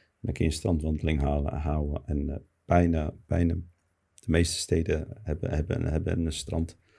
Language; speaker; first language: Dutch; early bilingual, other home language; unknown